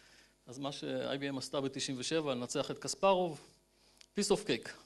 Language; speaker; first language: Hebrew; native; Hebrew